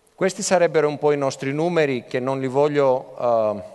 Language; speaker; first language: Italian; non-native, fluent; Greek